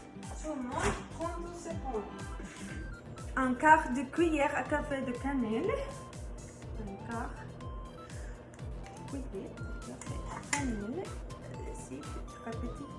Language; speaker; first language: French; non-native, learner; Spanish